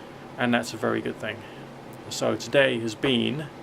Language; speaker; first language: English; native; English